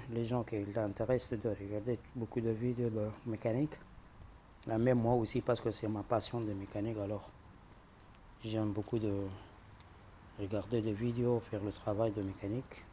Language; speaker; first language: French; non-native, fluent; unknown